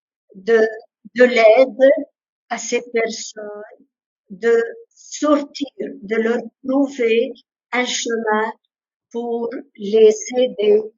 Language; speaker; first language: French; non-native, local second language; Arabic